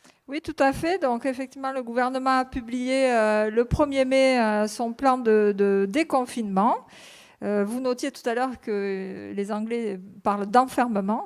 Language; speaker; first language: French; native; French